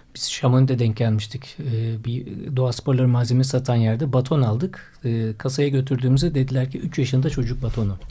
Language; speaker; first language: Turkish; native; Turkish